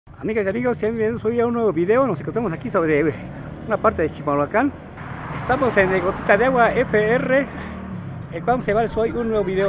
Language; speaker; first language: Spanish; native; Spanish